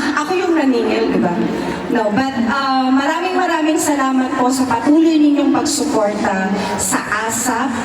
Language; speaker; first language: Filipino; native; Filipino